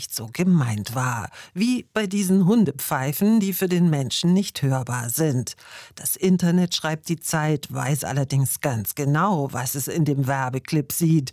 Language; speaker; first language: German; native; German